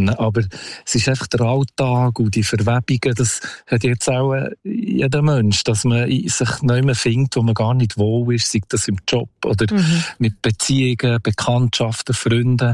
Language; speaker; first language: German; native; German